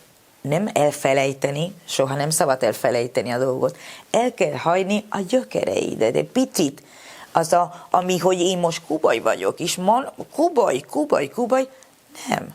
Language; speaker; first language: Hungarian; non-native, fluent; Spanish